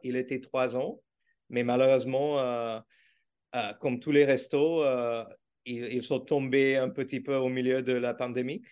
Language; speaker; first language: French; non-native, learner; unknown